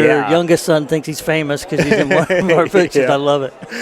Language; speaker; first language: English; native; English